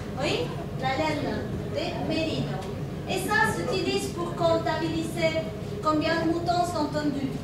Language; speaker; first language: French; non-native, fluent; Spanish